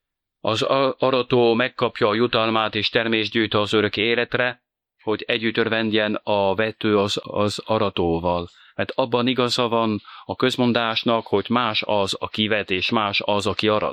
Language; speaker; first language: Hungarian; non-native, fluent; French